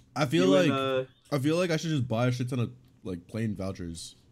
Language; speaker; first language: English; early bilingual, other home language; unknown